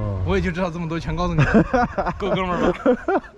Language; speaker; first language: Chinese; native; Chinese